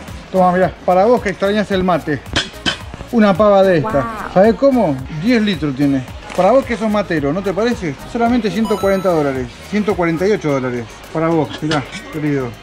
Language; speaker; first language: Spanish; native; Spanish